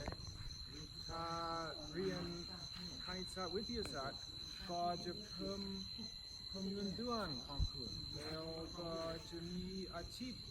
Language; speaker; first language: Thai; non-native, learner; English